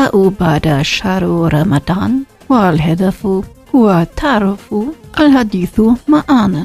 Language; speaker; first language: Arabic; non-native, learner; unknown